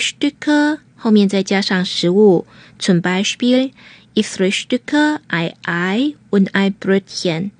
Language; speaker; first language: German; non-native, fluent; Chinese